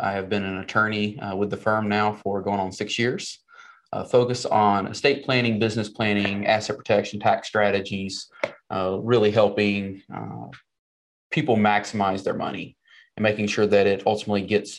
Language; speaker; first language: English; native; English